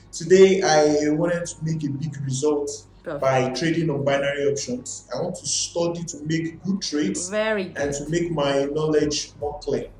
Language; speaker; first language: English; non-native, learner; Portuguese